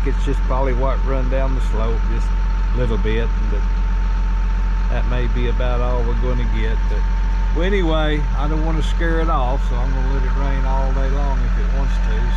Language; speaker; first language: English; native; English